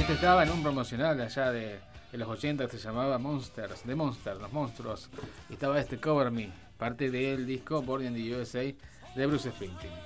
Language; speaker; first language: Spanish; native; Spanish